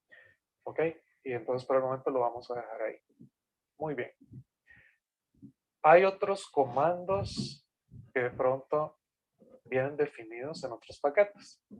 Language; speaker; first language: Spanish; native; Spanish